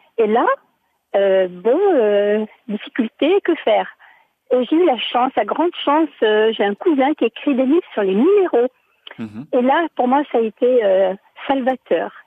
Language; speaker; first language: French; native; French